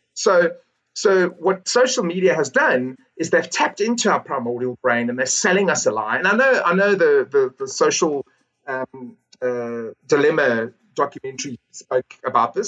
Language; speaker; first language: English; native; English